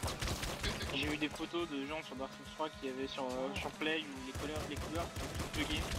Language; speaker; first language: French; native; French